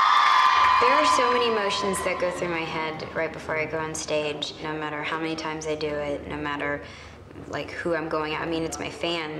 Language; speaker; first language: English; native; English